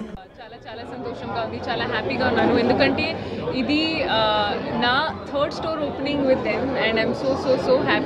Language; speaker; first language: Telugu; non-native, learner; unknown